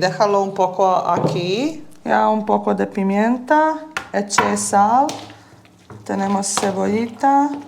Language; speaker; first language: Spanish; early bilingual, heritage; Bosnian